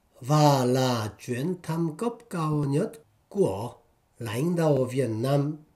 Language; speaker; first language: Vietnamese; non-native, fluent; Korean